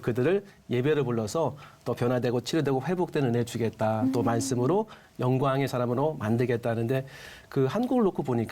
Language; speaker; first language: Korean; native; Korean